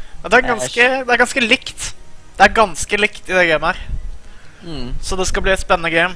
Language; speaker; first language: Norwegian; native; Norwegian